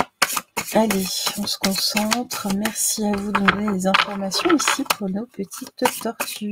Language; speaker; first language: French; native; French